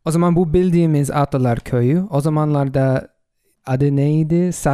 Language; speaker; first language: Turkish; non-native, fluent; English